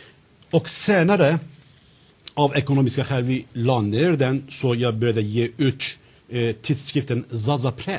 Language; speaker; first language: Swedish; non-native, fluent; Zaza